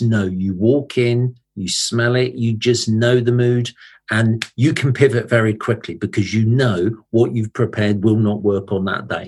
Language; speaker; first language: English; native; English